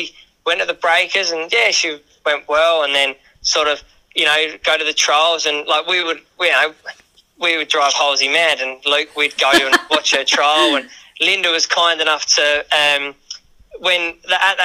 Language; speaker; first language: English; native; English